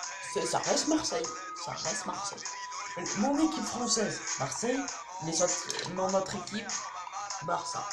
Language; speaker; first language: French; native; French